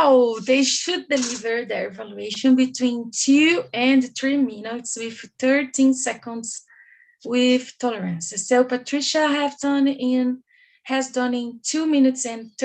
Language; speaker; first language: English; non-native, learner; Portuguese